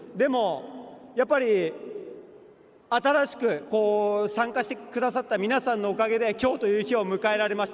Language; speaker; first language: Japanese; native; Japanese